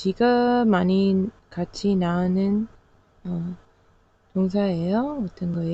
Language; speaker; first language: Korean; non-native, learner; English